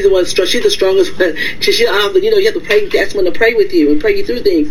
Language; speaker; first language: English; native; English